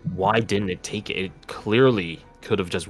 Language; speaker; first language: English; native; English